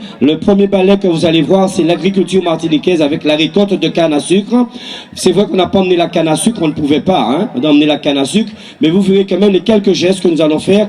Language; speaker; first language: French; native; French